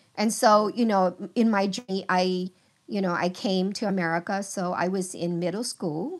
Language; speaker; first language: English; early bilingual, other home language; Vietnamese